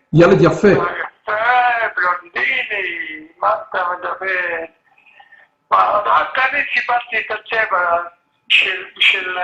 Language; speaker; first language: Hebrew; early bilingual, other home language; Arabic